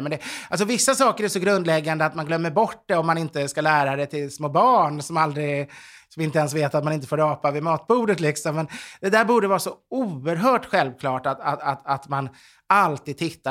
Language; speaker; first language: Swedish; native; Swedish